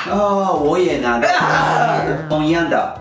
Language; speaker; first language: Chinese; non-native, learner; Japanese